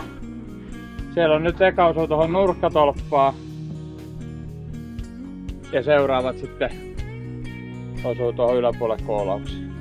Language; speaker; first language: Finnish; native; Finnish